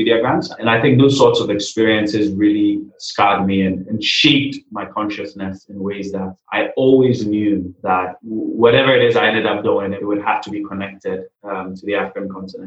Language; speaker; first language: English; non-native, local second language; Akan